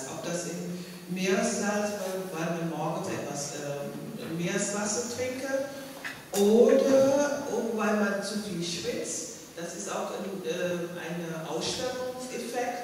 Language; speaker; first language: German; non-native, fluent; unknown